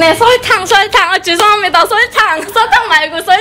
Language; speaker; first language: Korean; non-native, learner; Indonesian